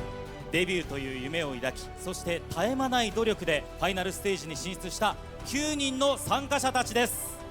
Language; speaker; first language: Japanese; native; Japanese